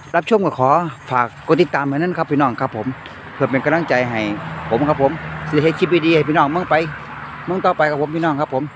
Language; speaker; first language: Thai; native; Thai